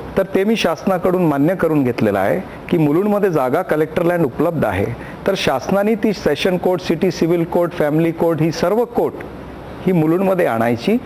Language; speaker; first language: Marathi; non-native, local second language; Punjabi